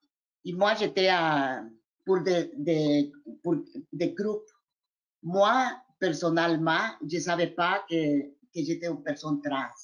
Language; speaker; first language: French; non-native, fluent; Spanish